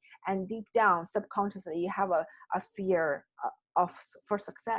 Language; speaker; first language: English; non-native, fluent; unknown